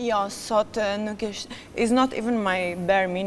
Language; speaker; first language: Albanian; early bilingual, heritage; Albanian